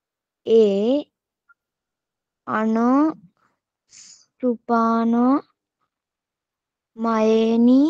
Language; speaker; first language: Japanese; non-native, learner; Sinhala